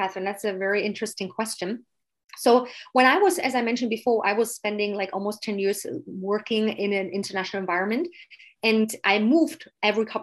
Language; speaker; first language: English; non-native, fluent; German